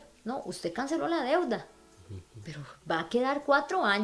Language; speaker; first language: Spanish; native; Spanish